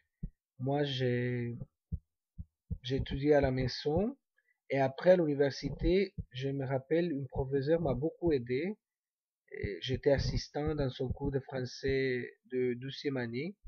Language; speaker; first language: French; non-native, fluent; Spanish